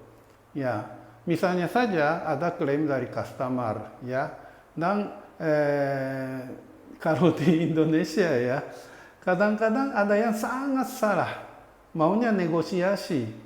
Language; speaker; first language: Indonesian; non-native, fluent; Japanese